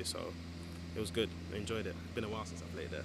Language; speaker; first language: English; native; English